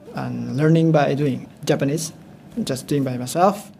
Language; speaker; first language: English; non-native, learner; Indonesian